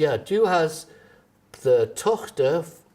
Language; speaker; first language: German; non-native, fluent; English